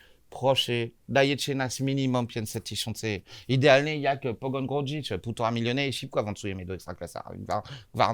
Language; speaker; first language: Polish; non-native, learner; French